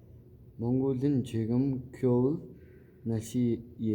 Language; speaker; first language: Korean; non-native, learner; Mongolian